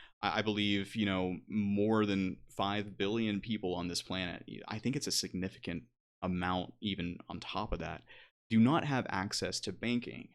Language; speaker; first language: English; native; English